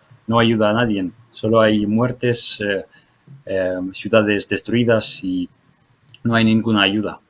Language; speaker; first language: Spanish; non-native, fluent; Ukrainian